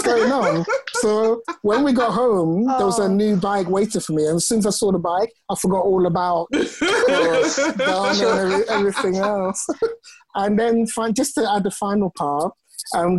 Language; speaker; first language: English; non-native, local second language; Ga